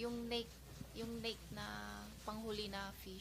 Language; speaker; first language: Filipino; non-native, learner; Chinese